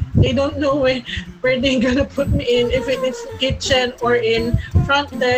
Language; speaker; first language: English; non-native, local second language; Filipino